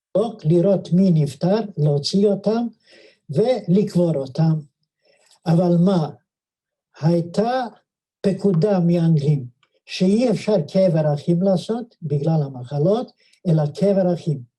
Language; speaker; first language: Hebrew; non-native, fluent; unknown